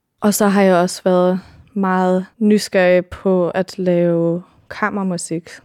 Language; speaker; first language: Danish; early bilingual, heritage; Danish